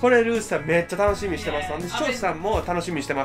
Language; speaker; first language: Japanese; native; Japanese